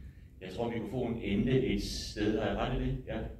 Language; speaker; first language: Danish; native; Danish